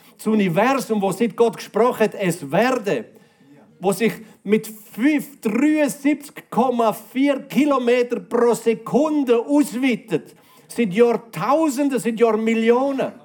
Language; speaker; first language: German; native; German